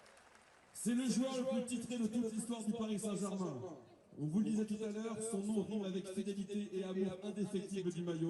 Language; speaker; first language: French; native; French